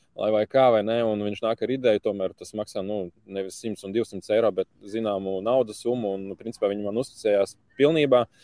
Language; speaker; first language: Latvian; native; Latvian